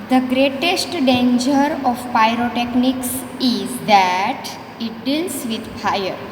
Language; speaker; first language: English; non-native, local second language; Gujarati